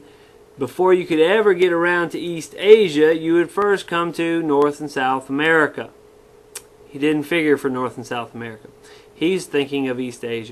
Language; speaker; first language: English; native; English